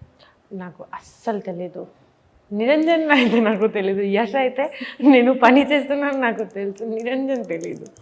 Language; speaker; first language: Telugu; non-native, fluent; Bangla